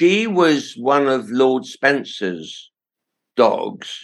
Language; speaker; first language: English; native; English